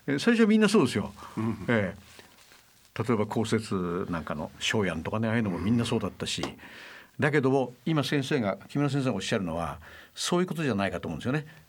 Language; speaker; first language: Japanese; native; Japanese